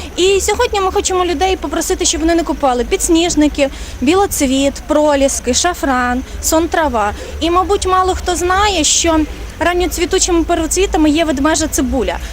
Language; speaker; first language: Ukrainian; native; Ukrainian